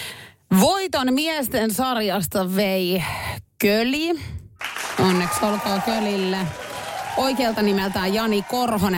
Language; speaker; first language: Finnish; native; Finnish